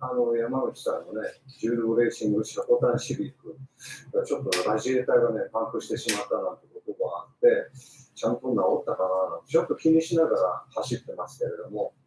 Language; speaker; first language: Japanese; native; Japanese